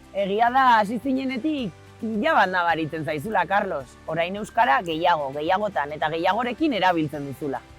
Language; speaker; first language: Basque; native; Basque